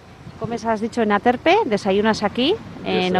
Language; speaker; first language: Spanish; native; Spanish